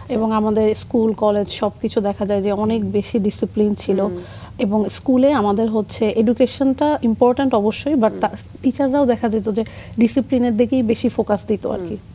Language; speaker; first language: Bangla; native; Bangla